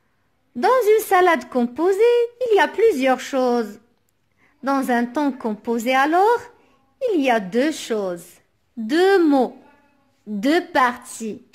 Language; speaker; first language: French; non-native, local second language; Arabic